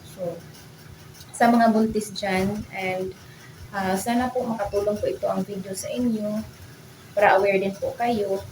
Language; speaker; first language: Filipino; non-native, local second language; Cebuano